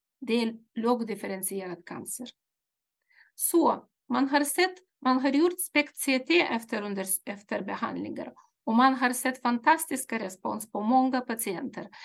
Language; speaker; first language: Swedish; non-native, fluent; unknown